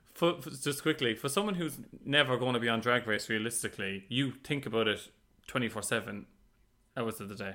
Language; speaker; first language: English; native; English